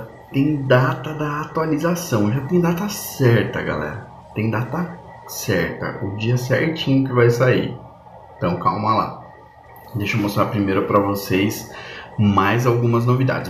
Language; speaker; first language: Portuguese; native; Portuguese